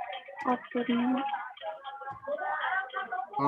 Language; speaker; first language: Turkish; non-native, learner; Indonesian